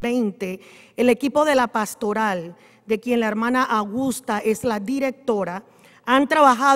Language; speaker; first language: Spanish; native; Spanish